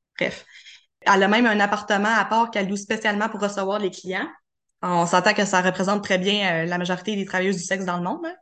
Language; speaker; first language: French; native; French